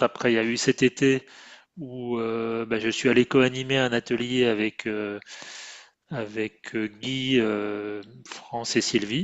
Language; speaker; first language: French; native; French